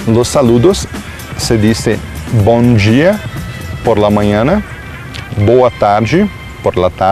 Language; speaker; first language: Spanish; non-native, fluent; Portuguese